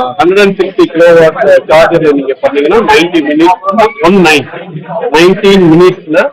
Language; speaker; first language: Tamil; native; Tamil